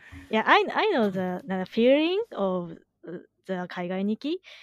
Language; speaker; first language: English; non-native, learner; Japanese